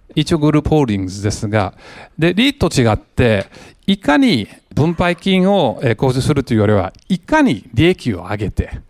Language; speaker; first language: Japanese; non-native, fluent; English